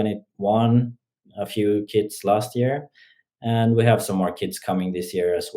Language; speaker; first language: English; non-native, fluent; Norwegian